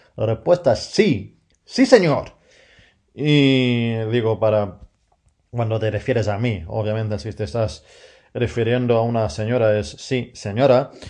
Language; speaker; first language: Spanish; non-native, fluent; English